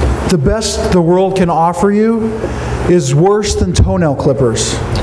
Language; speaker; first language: English; native; English